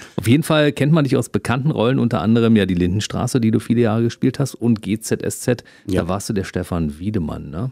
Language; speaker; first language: German; native; German